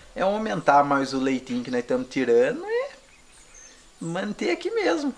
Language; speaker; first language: Portuguese; native; Portuguese